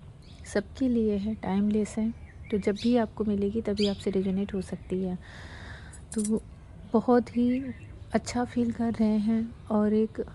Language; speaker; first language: Hindi; native; Hindi